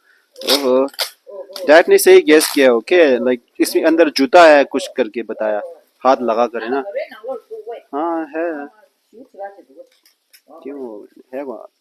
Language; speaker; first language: Hindi; non-native, local second language; Tibetan